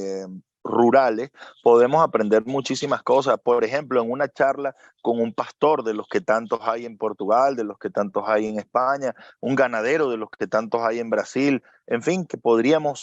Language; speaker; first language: Spanish; native; Spanish